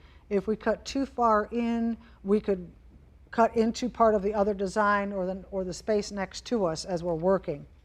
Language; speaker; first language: English; native; English